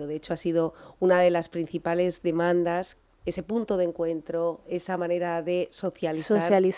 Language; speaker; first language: Spanish; native; Spanish